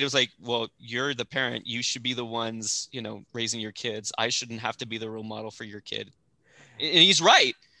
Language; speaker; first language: English; early bilingual, other home language; Spanish